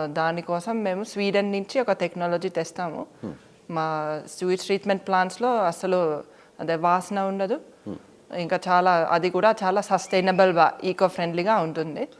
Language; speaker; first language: Telugu; non-native, fluent; Finnish